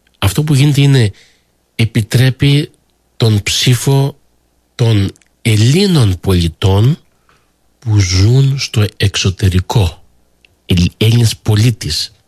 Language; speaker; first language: Greek; early bilingual, heritage; Greek